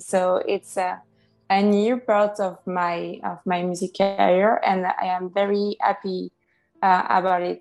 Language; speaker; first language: English; non-native, fluent; French